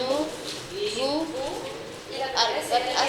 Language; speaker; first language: French; non-native, learner; Arabic